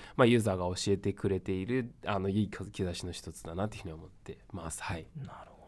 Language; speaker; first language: Japanese; non-native, fluent; Chinese